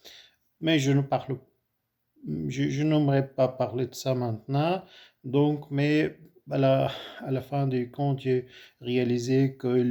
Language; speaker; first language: French; non-native, fluent; Arabic